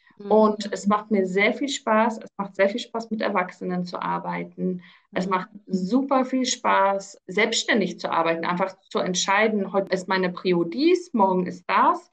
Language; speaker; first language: German; early bilingual, other home language; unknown